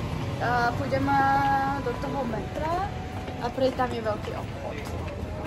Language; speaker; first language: Czech; non-native, learner; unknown